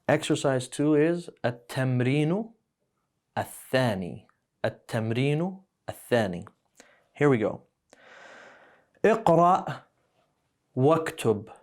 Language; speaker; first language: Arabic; non-native, fluent; English